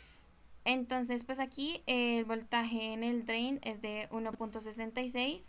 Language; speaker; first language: Spanish; native; Spanish